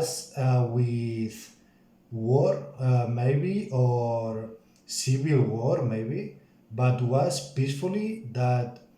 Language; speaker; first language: English; non-native, learner; Spanish